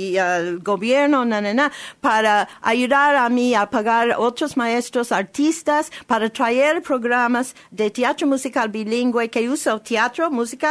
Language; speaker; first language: Spanish; non-native, learner; English